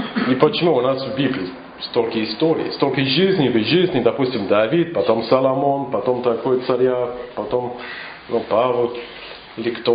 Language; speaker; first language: Russian; non-native, fluent; English